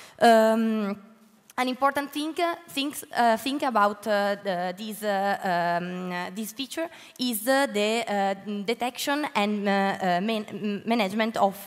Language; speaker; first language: English; non-native, learner; Italian